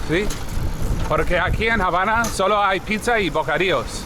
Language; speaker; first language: Spanish; non-native, learner; English